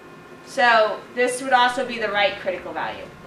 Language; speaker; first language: English; native; English